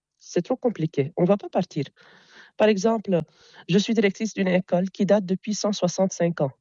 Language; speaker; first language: French; non-native, local second language; Arabic